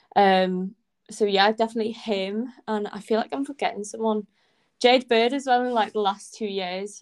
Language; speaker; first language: English; native; English